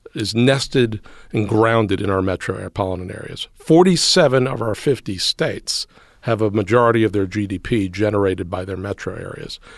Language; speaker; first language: English; native; English